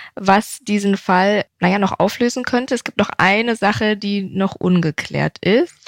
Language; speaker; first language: German; native; German